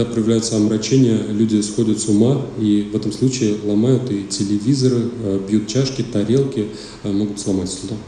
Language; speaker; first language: Russian; native; Russian